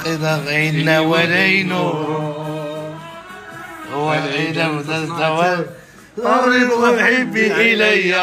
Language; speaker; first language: Arabic; native; Arabic